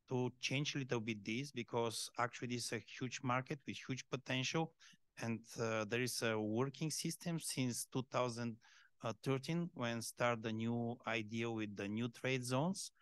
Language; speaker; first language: English; non-native, fluent; Bulgarian